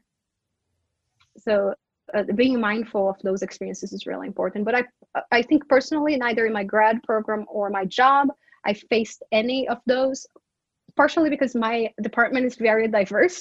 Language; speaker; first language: English; non-native, fluent; Portuguese